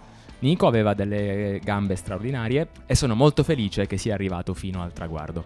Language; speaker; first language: Italian; native; Italian